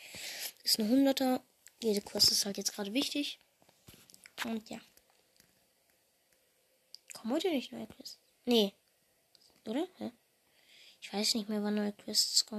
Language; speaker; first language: German; native; German